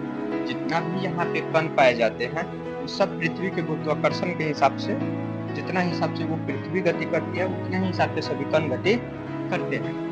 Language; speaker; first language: Hindi; native; Hindi